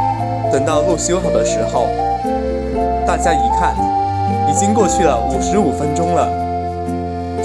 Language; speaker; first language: Chinese; native; Chinese